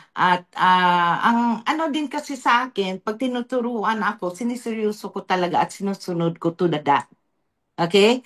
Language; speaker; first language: Filipino; non-native, local second language; Cebuano